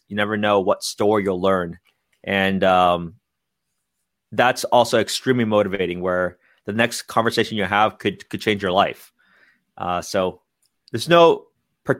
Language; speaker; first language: English; native; English